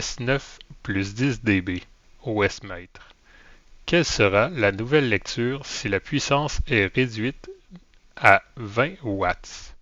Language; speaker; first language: French; native; French